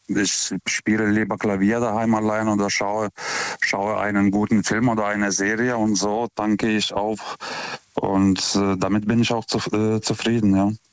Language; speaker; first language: German; non-native, fluent; Lithuanian